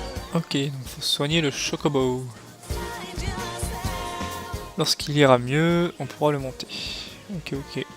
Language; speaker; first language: French; native; French